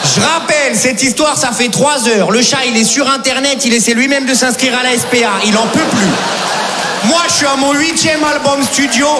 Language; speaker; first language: French; native; French